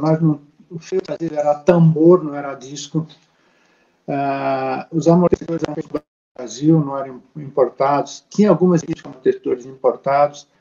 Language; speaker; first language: Portuguese; native; Portuguese